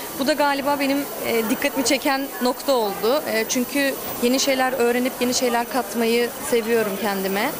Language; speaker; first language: Turkish; early bilingual, heritage; Turkish